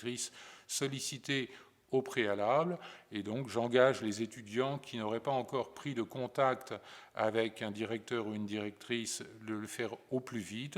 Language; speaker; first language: French; native; French